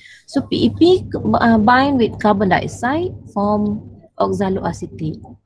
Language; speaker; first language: English; non-native, local second language; Malay